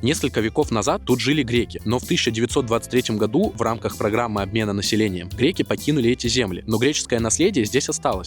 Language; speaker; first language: Russian; native; Russian